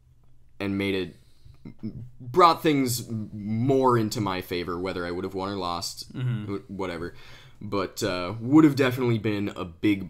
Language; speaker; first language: English; native; English